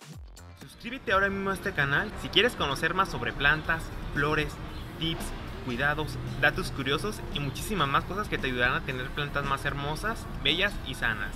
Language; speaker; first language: Spanish; native; Spanish